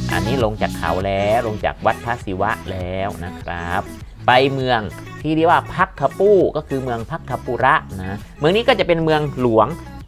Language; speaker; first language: Thai; native; Thai